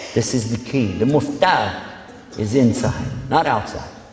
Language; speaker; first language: English; native; English